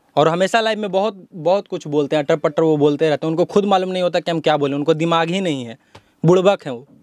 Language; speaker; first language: Hindi; native; Hindi